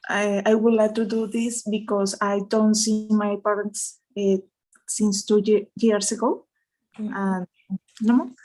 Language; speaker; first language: English; non-native, learner; Spanish